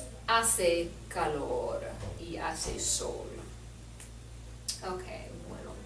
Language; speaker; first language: Spanish; non-native, learner; English